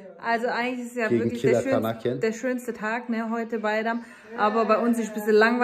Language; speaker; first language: German; early bilingual, other home language; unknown